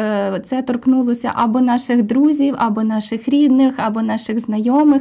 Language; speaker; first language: Ukrainian; native; Ukrainian